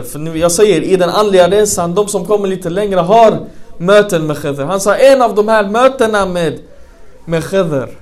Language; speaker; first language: Swedish; non-native, fluent; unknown